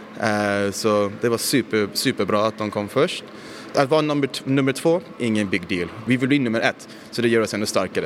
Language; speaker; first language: Swedish; non-native, fluent; English